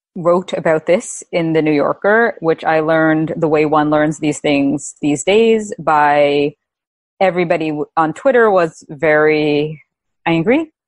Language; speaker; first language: English; native; English